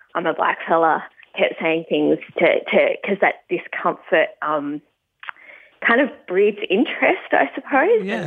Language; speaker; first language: English; native; English